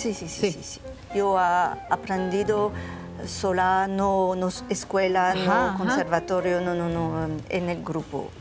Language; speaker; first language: Spanish; non-native, learner; French